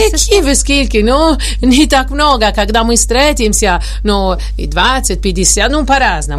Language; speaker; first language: Russian; non-native, fluent; Italian